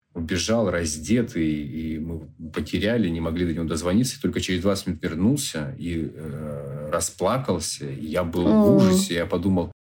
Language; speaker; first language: Russian; native; Russian